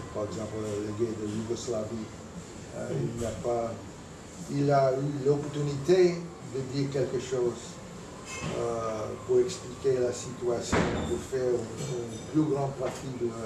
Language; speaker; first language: French; non-native, fluent; English